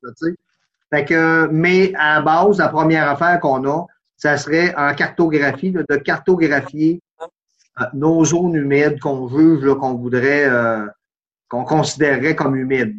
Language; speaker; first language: French; native; French